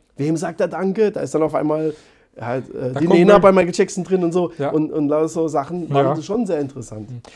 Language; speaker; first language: German; native; German